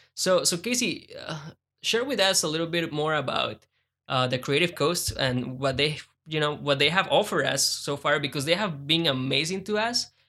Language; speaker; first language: English; non-native, fluent; Spanish